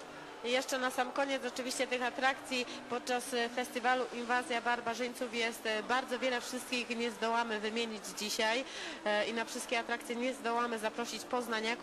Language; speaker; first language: Polish; native; Polish